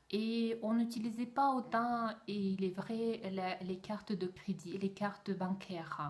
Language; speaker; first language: French; non-native, fluent; Russian